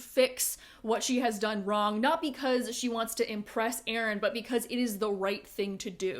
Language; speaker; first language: English; native; English